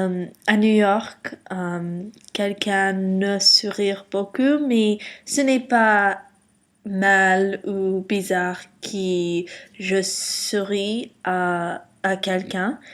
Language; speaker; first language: French; non-native, learner; English